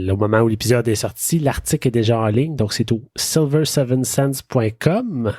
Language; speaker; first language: French; native; French